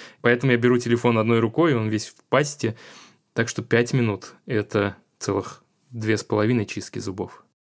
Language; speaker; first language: Russian; native; Russian